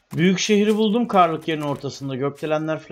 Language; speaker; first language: Turkish; native; Turkish